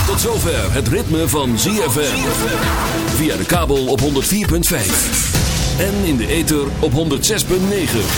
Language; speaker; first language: Dutch; native; Dutch